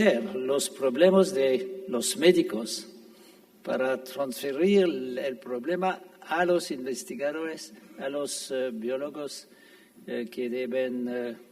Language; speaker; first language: Spanish; non-native, fluent; French